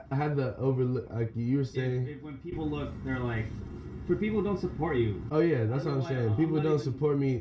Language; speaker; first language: English; native; English